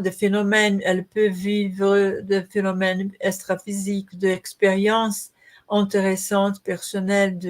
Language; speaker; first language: French; non-native, learner; Portuguese